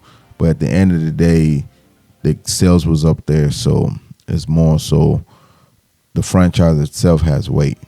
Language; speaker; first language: English; native; English